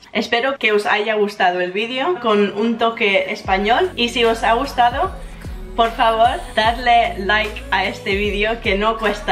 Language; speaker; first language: Spanish; early bilingual, heritage; English